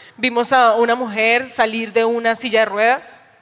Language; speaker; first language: Spanish; native; Spanish